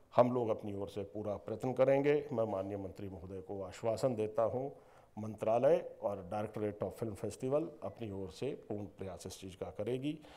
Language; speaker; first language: Hindi; native; Hindi